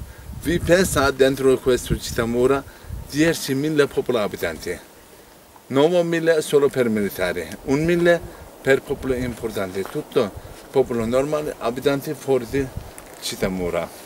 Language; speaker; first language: Italian; non-native, learner; Turkish